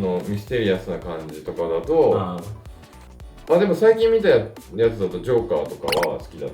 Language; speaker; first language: Japanese; native; Japanese